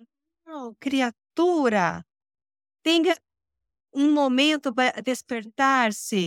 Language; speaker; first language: Spanish; non-native, learner; Portuguese